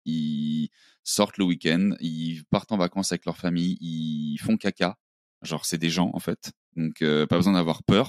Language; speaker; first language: French; native; French